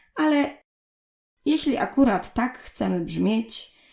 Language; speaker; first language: Polish; native; Polish